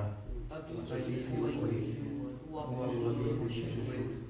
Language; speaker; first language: Arabic; non-native, learner; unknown